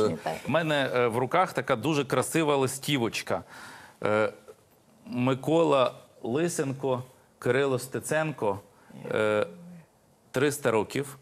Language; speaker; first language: Ukrainian; native; Ukrainian